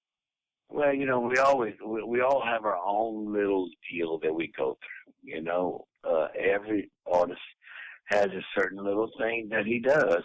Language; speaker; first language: English; native; English